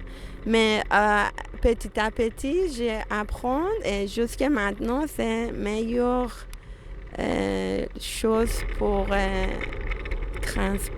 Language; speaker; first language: French; non-native, learner; Persian